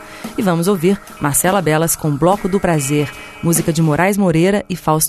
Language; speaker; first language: Portuguese; native; Portuguese